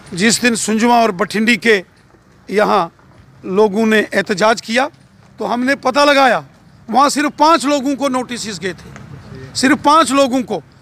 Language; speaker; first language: Hindi; non-native, local second language; Dogri